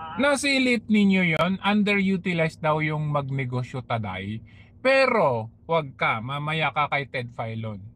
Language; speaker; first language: Filipino; native; Filipino